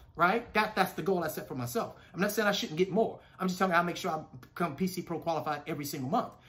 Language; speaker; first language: English; native; English